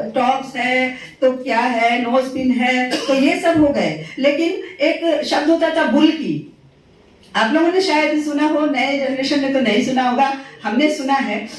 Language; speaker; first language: Hindi; non-native, local second language; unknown